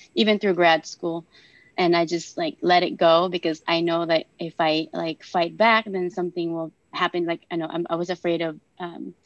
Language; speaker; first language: English; non-native, local second language; Filipino